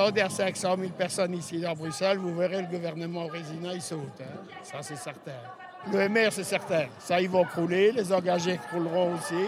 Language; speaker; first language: French; early bilingual, other home language; Spanish